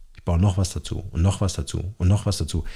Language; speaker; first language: German; native; German